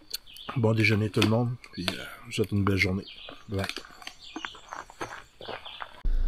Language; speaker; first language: French; native; French